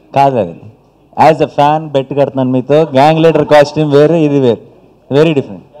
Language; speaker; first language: Telugu; native; Telugu